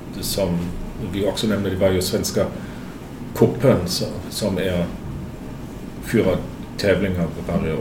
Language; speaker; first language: Swedish; non-native, fluent; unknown